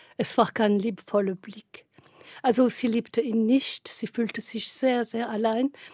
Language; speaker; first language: German; non-native, fluent; French